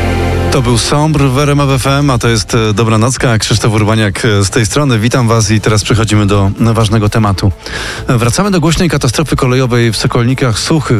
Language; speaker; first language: Polish; native; Polish